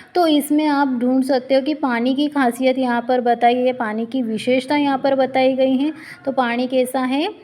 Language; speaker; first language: Hindi; non-native, local second language; Marathi